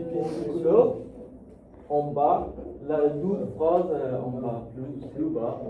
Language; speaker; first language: French; non-native, learner; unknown